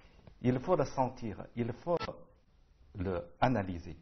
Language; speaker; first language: French; non-native, learner; Chinese